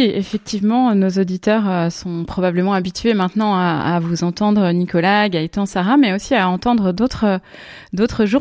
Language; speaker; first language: French; native; French